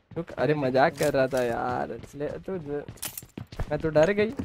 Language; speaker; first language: Hindi; non-native, local second language; Bangla